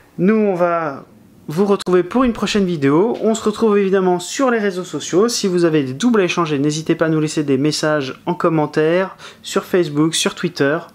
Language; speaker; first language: French; native; French